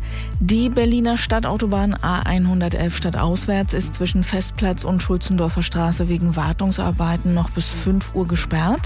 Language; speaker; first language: German; native; German